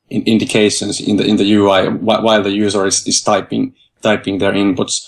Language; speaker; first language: English; non-native, fluent; Finnish